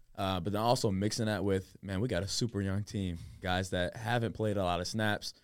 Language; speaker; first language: English; native; English